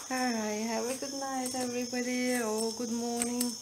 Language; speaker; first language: English; non-native, fluent; Russian